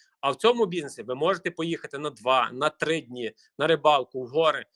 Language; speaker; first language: Ukrainian; native; Ukrainian